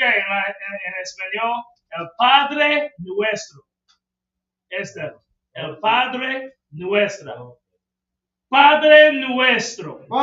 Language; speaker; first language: Spanish; non-native, learner; English